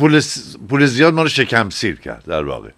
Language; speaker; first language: Persian; native; Persian